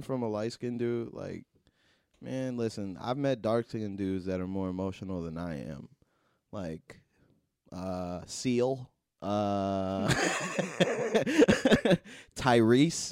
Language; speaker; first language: English; native; English